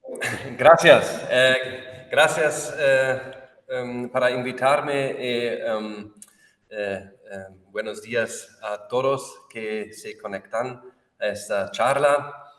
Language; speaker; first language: Spanish; non-native, fluent; German